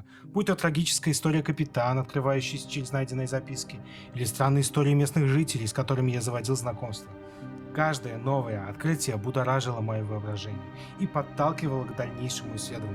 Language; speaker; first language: Russian; native; Russian